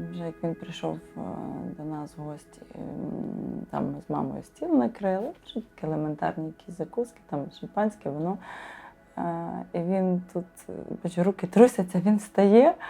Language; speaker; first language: Ukrainian; native; Ukrainian